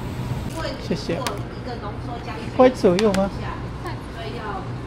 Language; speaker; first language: Chinese; non-native, learner; Filipino